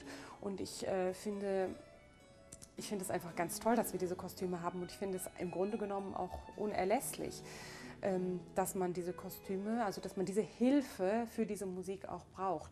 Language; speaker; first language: German; native; German